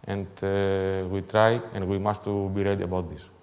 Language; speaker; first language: English; non-native, fluent; Greek